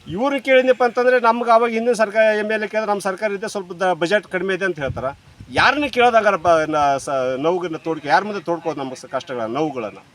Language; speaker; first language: Kannada; native; Kannada